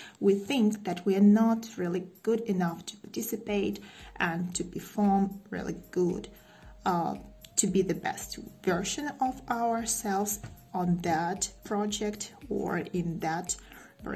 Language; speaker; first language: English; non-native, fluent; Russian